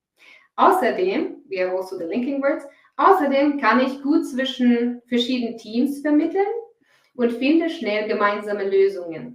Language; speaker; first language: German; non-native, fluent; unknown